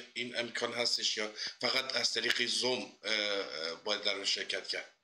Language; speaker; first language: Persian; non-native, local second language; Kurdish